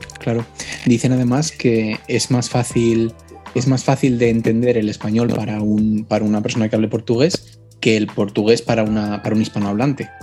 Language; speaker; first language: Spanish; native; Spanish